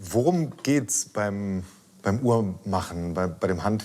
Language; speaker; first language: German; native; German